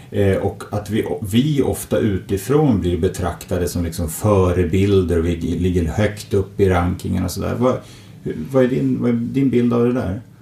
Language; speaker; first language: Swedish; native; Swedish